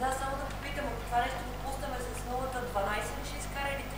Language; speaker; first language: Bulgarian; native; Bulgarian